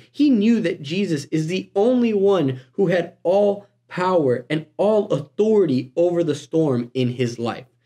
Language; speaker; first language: English; native; English